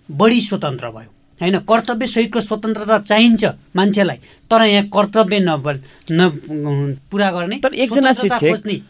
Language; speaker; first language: Nepali; native; Nepali